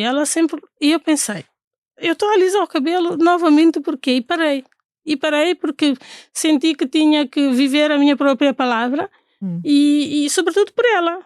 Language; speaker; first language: Portuguese; non-native, local second language; Fula